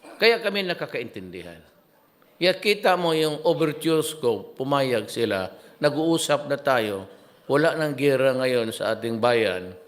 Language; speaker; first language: Filipino; non-native, local second language; Cebuano